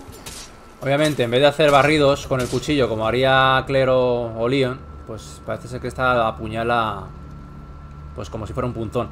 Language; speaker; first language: Spanish; native; Spanish